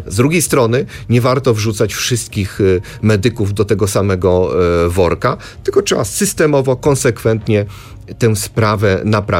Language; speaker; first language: Polish; native; Polish